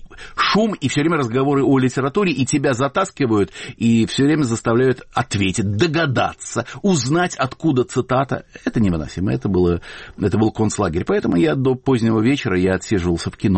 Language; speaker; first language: Russian; native; Russian